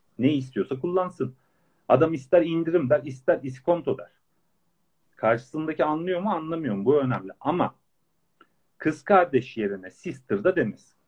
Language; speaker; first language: Turkish; native; Turkish